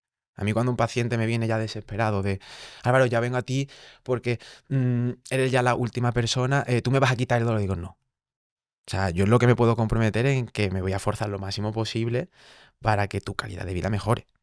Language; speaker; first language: Spanish; native; Spanish